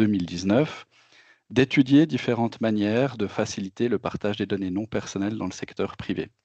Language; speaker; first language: French; native; French